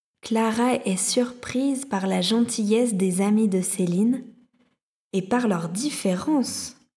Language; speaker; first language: French; native; French